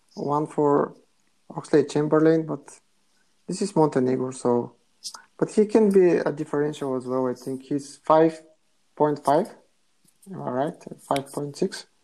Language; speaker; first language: English; non-native, fluent; Bulgarian